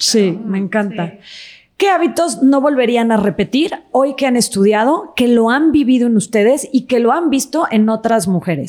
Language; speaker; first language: Spanish; native; Spanish